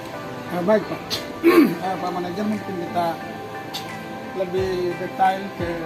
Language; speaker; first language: Indonesian; native; Indonesian